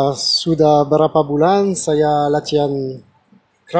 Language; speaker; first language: Indonesian; non-native, fluent; French